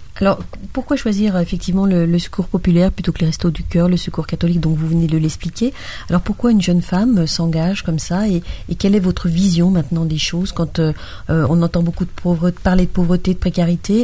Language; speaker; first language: French; native; French